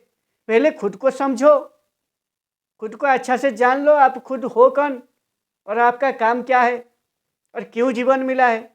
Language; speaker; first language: Hindi; non-native, local second language; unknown